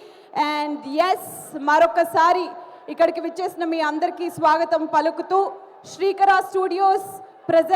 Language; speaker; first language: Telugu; native; Telugu